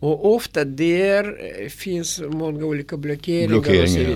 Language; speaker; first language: Swedish; non-native, fluent; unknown